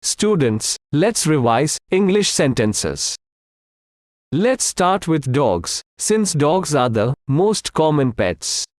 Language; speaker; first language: English; non-native, local second language; Hindi